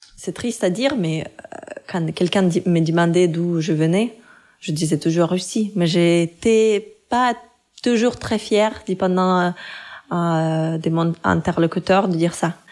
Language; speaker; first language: French; non-native, fluent; Russian